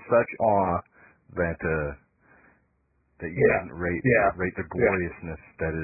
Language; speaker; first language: English; native; English